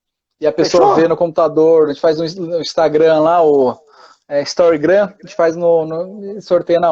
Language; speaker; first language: Portuguese; native; Portuguese